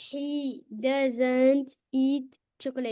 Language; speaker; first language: English; non-native, learner; French